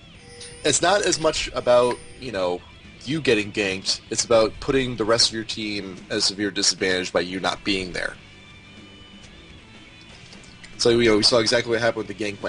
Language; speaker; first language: English; native; English